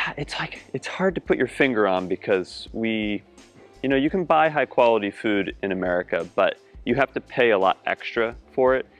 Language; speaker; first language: English; native; English